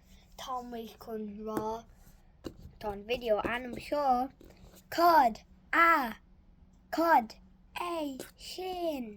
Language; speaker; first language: Irish; non-native, learner; English